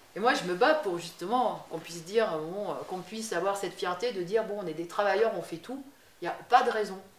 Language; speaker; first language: French; native; French